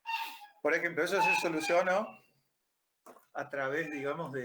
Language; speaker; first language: Spanish; native; Spanish